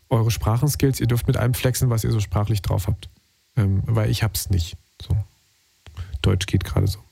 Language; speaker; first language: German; native; German